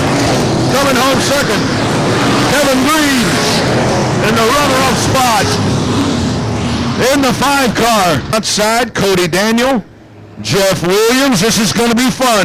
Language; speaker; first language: English; native; English